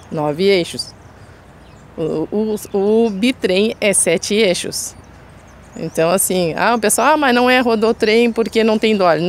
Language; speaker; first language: Portuguese; native; Portuguese